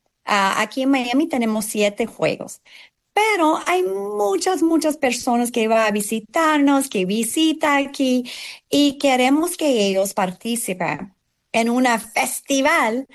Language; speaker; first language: Spanish; non-native, fluent; English